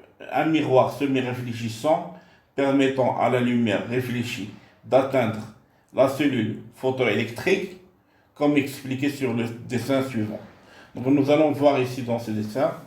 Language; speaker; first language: French; non-native, local second language; Arabic